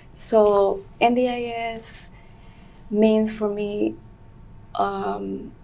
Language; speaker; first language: English; non-native, learner; Spanish